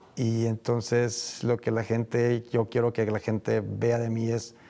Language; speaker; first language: Spanish; native; Spanish